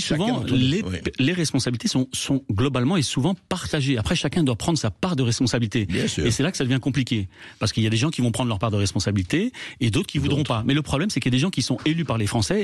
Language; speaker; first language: French; native; French